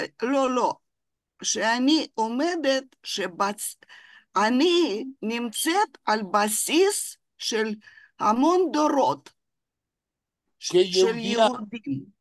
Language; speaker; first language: Hebrew; non-native, fluent; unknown